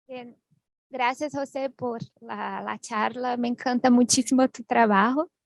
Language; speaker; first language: Spanish; non-native, fluent; Portuguese